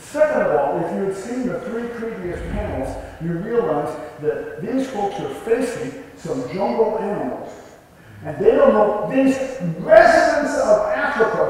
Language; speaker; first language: English; native; English